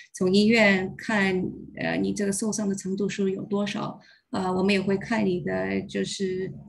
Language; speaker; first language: Chinese; early bilingual, heritage; Chinese